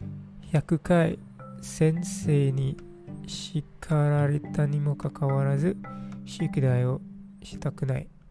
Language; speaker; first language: Japanese; non-native, learner; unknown